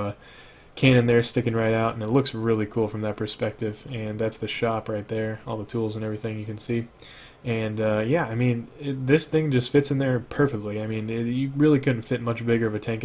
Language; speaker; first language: English; native; English